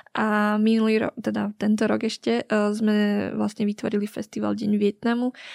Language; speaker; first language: Slovak; early bilingual, other home language; Vietnamese